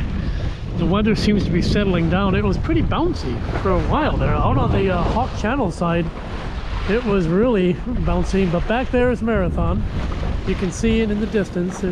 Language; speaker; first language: English; native; English